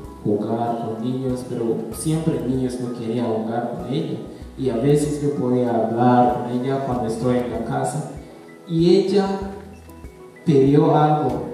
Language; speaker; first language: Spanish; non-native, learner; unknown